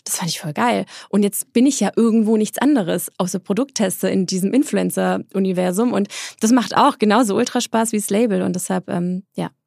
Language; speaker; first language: German; early bilingual, other home language; Polish